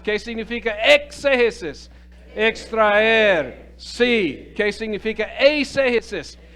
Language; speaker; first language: Spanish; non-native, fluent; English